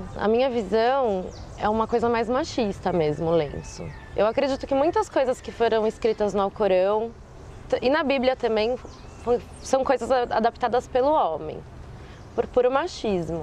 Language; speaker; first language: Portuguese; early bilingual, other home language; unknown